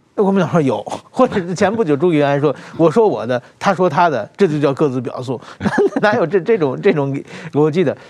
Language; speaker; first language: Chinese; native; Chinese